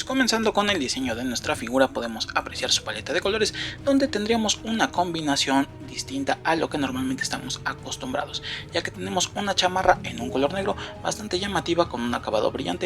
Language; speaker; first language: Spanish; native; Spanish